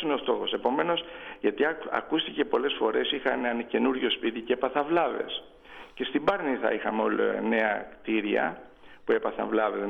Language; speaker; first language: Greek; native; Greek